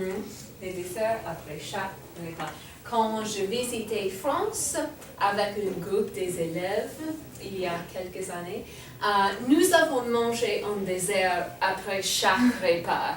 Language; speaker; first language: French; non-native, fluent; English